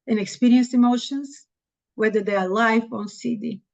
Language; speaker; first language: English; non-native, fluent; Bulgarian